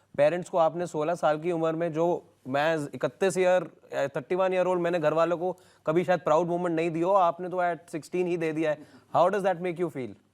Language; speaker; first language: Hindi; native; Hindi